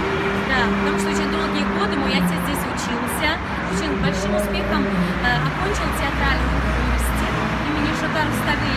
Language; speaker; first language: Russian; non-native, local second language; Kumyk